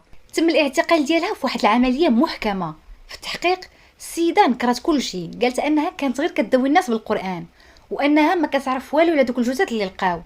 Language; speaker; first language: Arabic; native; Arabic